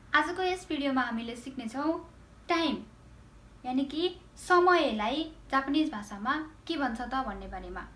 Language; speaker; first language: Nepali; native; Nepali